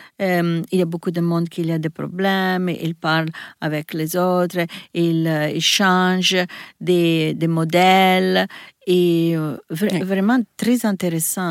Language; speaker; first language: French; non-native, learner; Italian